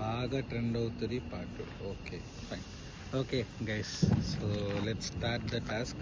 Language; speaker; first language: Telugu; non-native, learner; Tamil